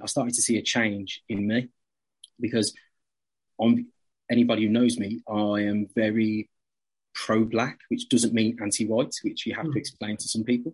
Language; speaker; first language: English; native; English